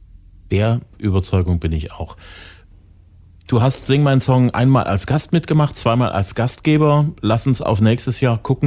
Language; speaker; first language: German; native; German